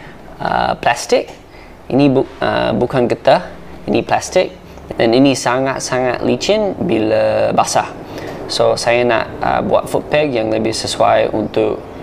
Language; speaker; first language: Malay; non-native, fluent; English